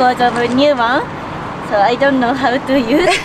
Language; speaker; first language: English; non-native, learner; Japanese